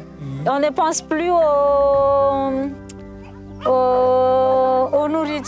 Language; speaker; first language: French; non-native, local second language; Malagasy